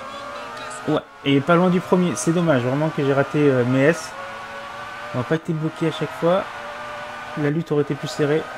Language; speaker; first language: French; native; French